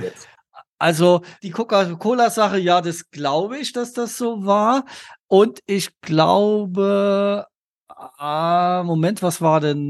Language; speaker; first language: German; native; German